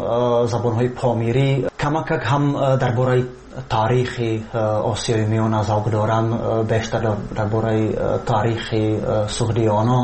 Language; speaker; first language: Persian; non-native, fluent; Czech